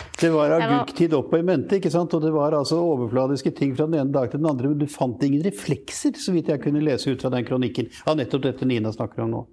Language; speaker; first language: Norwegian; native; Norwegian